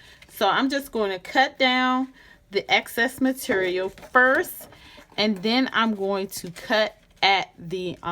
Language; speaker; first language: English; native; English